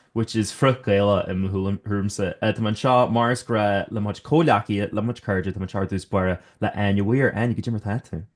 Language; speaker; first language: Irish; native; Irish